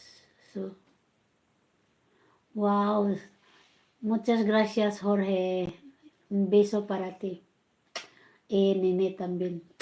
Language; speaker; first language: Spanish; non-native, learner; Filipino